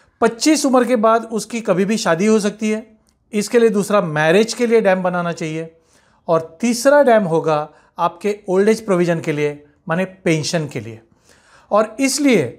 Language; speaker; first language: Hindi; non-native, local second language; Marathi